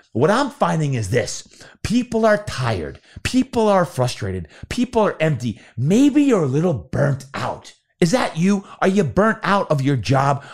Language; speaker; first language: English; native; English